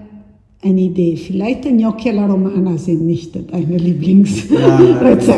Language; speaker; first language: German; non-native, fluent; Italian